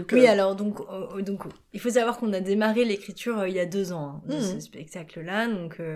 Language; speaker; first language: French; native; French